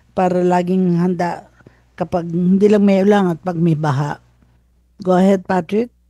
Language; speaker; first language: Filipino; native; Filipino